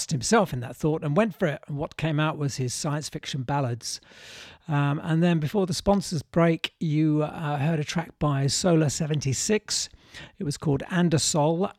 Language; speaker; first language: English; native; English